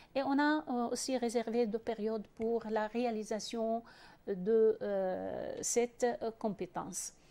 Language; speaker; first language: French; non-native, fluent; Arabic